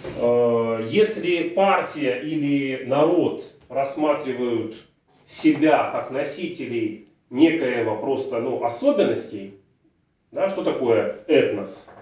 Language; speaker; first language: Russian; native; Russian